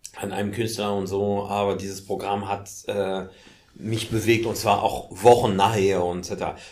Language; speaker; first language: German; non-native, fluent; French